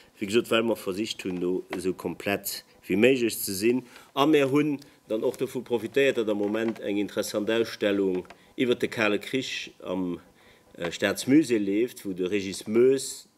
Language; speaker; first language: German; non-native, local second language; Luxembourgish